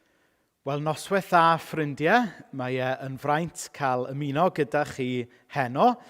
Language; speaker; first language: Welsh; native; Welsh